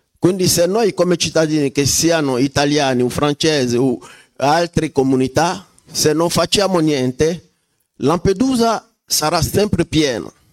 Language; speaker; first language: Italian; non-native, fluent; French